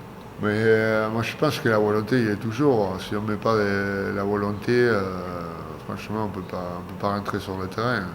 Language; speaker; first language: French; non-native, fluent; Spanish